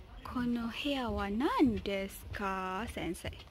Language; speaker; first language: Japanese; non-native, learner; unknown